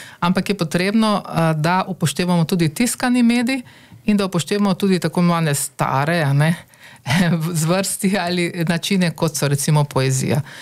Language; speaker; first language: Slovenian; native; Slovenian